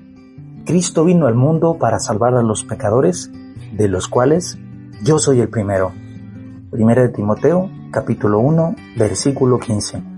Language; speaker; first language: Spanish; native; Spanish